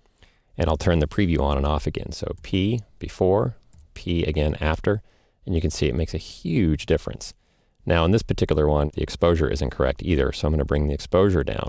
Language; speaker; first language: English; native; English